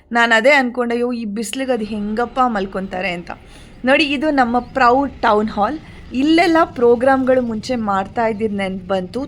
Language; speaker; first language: Kannada; non-native, local second language; Tulu